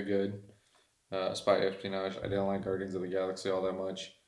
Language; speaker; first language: English; native; English